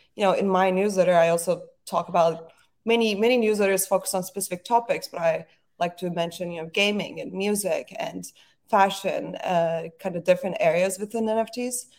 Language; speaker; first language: English; non-native, fluent; Turkish